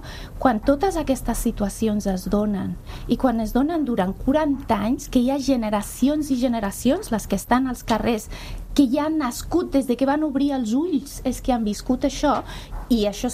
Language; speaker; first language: Catalan; non-native, fluent; Persian